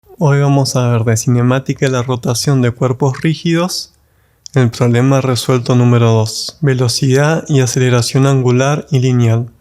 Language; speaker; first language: Spanish; native; Spanish